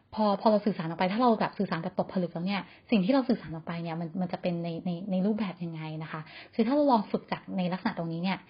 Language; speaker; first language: Thai; native; Thai